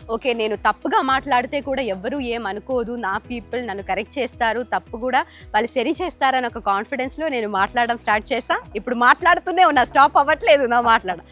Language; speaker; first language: Telugu; non-native, fluent; Malayalam